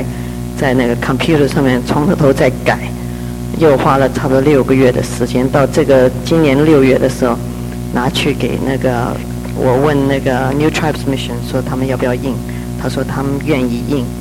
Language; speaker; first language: Chinese; early bilingual, heritage; Chinese